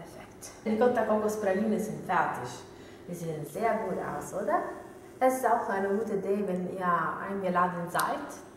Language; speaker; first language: German; non-native, learner; Italian